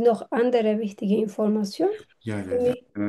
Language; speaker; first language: German; non-native, learner; Turkish